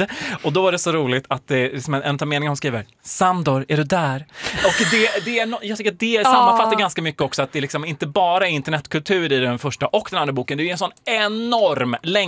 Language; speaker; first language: Swedish; native; Swedish